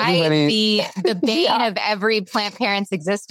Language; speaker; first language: English; native; English